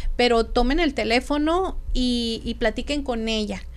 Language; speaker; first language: Spanish; native; Spanish